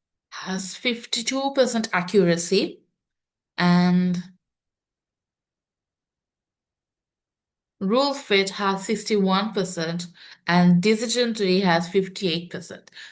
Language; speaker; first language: English; non-native, local second language; Sinhala